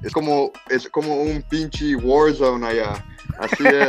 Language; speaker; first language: Spanish; early bilingual, heritage; English